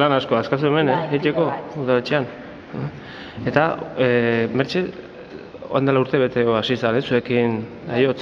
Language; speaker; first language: Basque; native; Basque